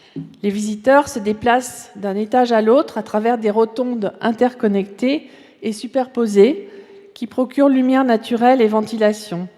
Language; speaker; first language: French; native; French